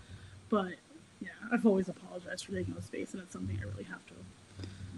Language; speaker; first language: English; native; English